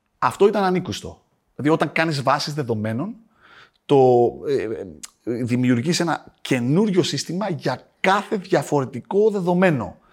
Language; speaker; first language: Greek; native; Greek